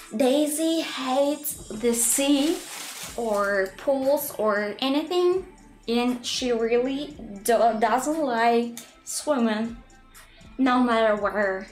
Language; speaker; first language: English; non-native, learner; Russian